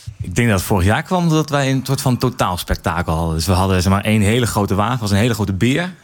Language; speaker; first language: Dutch; native; Dutch